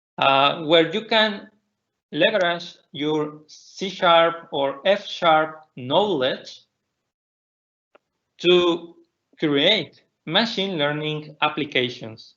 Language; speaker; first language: English; non-native, fluent; Spanish